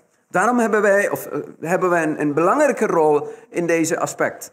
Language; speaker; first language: Dutch; non-native, fluent; Spanish